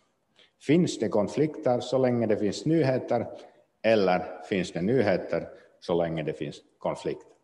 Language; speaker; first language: Swedish; non-native, local second language; Finnish